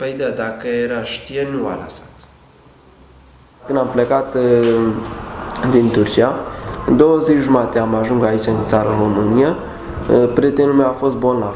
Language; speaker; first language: Romanian; non-native, learner; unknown